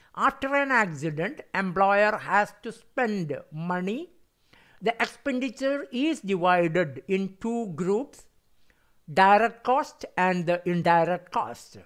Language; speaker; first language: English; non-native, local second language; Malayalam